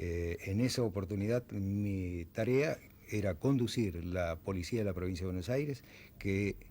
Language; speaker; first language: Spanish; native; Spanish